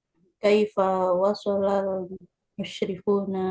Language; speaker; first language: Arabic; non-native, learner; Indonesian